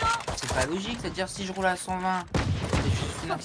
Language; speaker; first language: French; native; French